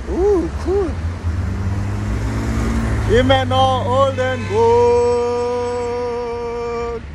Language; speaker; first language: German; non-native, learner; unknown